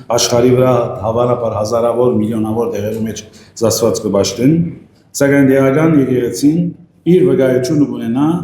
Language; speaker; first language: Armenian; native; Armenian